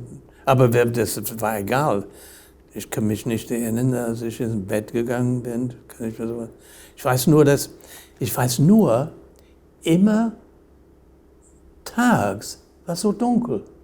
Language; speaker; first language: German; non-native, fluent; English